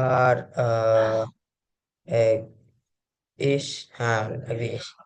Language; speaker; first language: English; non-native, learner; Indonesian